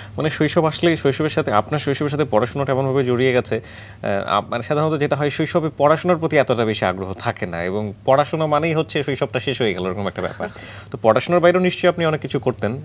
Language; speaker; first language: Bangla; native; Bangla